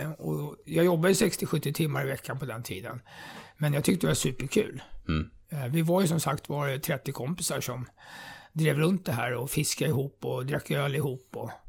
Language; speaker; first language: Swedish; native; Swedish